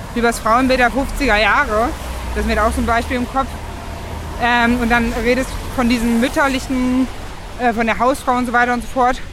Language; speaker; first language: German; native; German